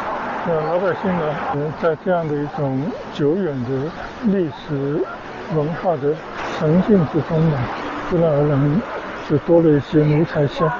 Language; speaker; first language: Chinese; native; Chinese